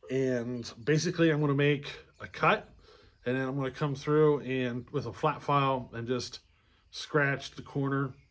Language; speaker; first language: English; native; English